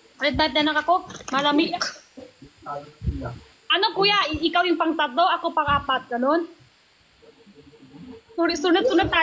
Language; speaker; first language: Filipino; non-native, learner; Chinese